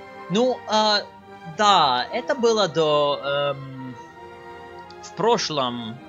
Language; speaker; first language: Russian; non-native, learner; English